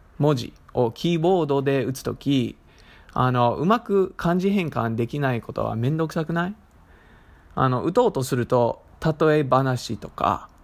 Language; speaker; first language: Japanese; non-native, fluent; English